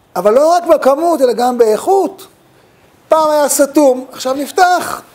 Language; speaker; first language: Hebrew; native; Hebrew